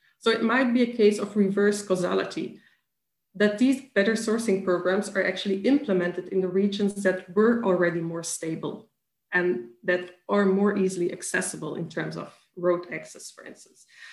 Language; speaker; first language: English; non-native, fluent; Dutch